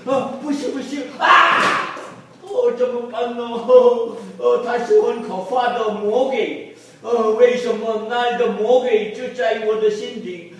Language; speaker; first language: Chinese; non-native, learner; Korean